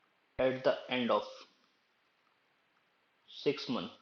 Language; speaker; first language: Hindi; native; Hindi